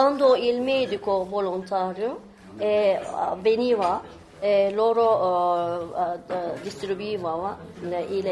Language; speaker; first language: Italian; non-native, learner; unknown